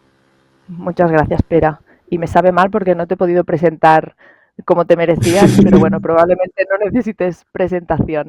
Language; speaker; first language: Spanish; native; Spanish